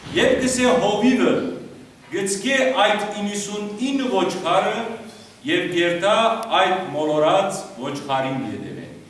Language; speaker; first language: Armenian; early bilingual, heritage; Armenian